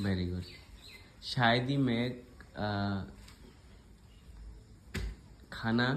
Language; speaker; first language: Hindi; native; Hindi